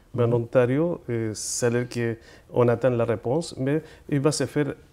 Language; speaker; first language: French; non-native, fluent; Spanish